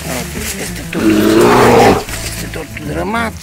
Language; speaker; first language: Romanian; native; Romanian